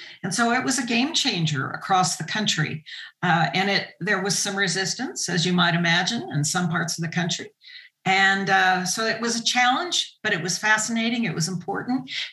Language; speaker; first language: English; native; English